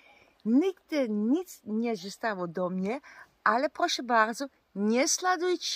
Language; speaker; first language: Polish; non-native, learner; Dutch